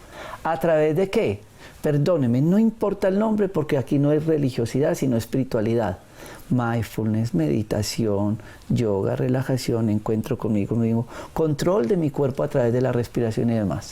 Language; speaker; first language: Spanish; native; Spanish